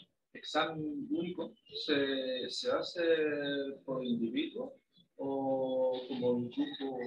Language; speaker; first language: Spanish; non-native, fluent; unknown